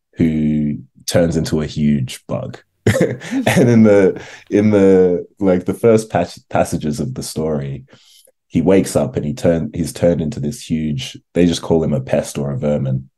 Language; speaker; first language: English; native; English